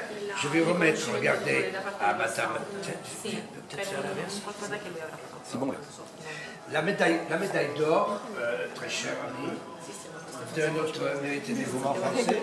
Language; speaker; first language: French; native; French